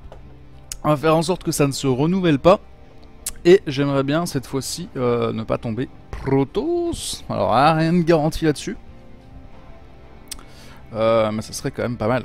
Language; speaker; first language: French; native; French